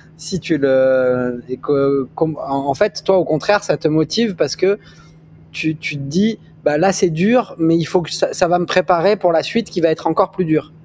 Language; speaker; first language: French; native; French